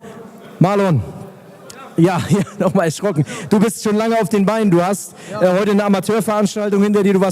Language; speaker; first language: German; native; German